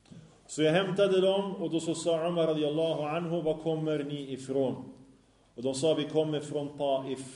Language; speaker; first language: Swedish; early bilingual, other home language; Arabic